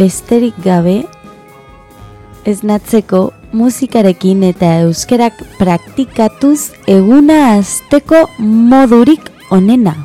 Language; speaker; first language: Basque; non-native, learner; Spanish